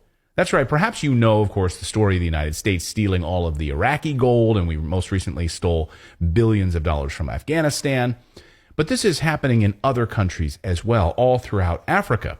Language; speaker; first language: English; native; English